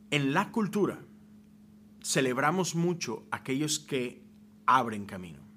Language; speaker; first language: Spanish; native; Spanish